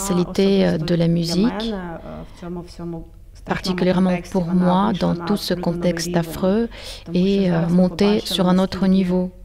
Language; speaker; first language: French; non-native, fluent; Ukrainian